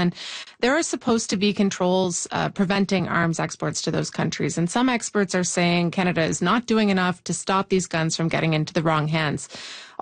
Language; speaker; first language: English; native; English